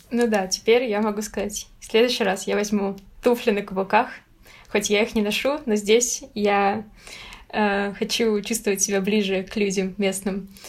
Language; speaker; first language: Russian; native; Russian